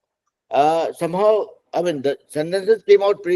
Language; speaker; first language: English; non-native, local second language; Hindi